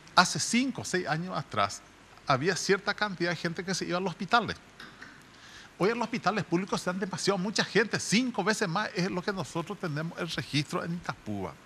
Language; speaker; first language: Spanish; native; Spanish